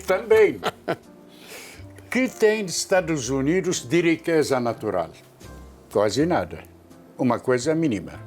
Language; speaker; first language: Portuguese; non-native, fluent; Arabic